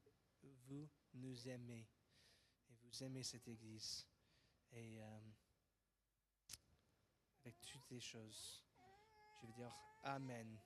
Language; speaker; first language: French; non-native, fluent; English